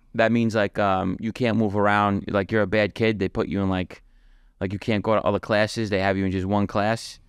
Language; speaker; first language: English; native; English